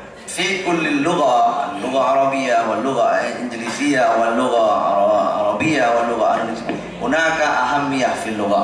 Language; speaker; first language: Arabic; non-native, fluent; Indonesian